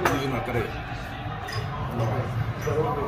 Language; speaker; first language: Russian; non-native, learner; Korean